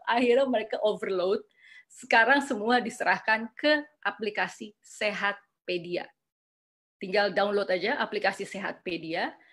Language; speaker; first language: Indonesian; native; Indonesian